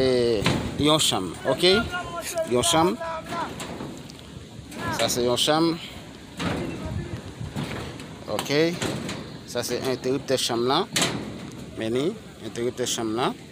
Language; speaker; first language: French; non-native, learner; Haitian Creole